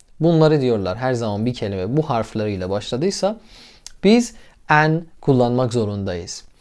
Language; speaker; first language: Turkish; non-native, fluent; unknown